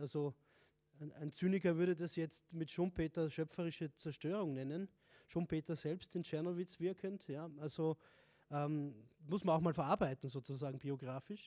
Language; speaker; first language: German; native; German